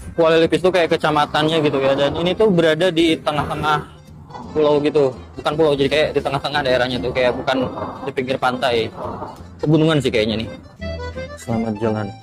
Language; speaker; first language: Indonesian; native; Indonesian